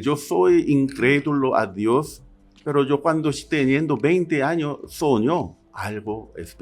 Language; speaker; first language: Spanish; non-native, learner; Korean